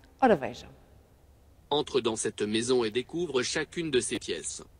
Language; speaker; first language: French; non-native, fluent; Portuguese